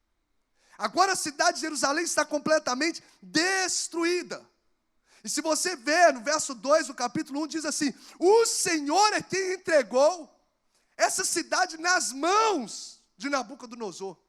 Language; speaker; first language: Portuguese; native; Portuguese